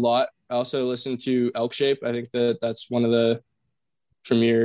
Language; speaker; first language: English; native; English